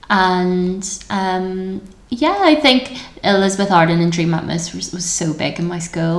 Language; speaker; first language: English; native; English